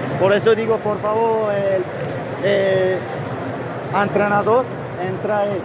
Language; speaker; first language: Spanish; non-native, learner; Azerbaijani